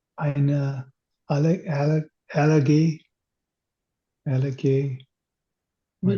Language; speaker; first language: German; non-native, learner; English